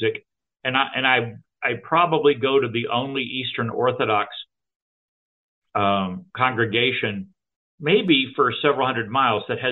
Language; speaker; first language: English; native; English